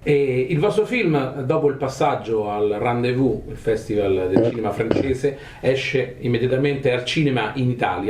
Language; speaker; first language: Italian; native; Italian